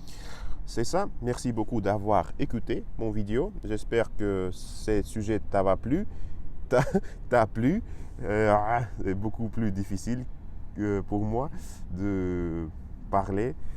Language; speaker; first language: French; non-native, learner; Russian